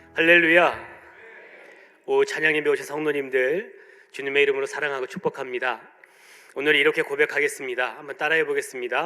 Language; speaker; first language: Korean; native; Korean